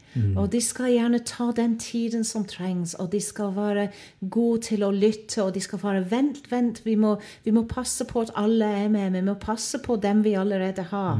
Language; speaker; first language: Norwegian; non-native, fluent; English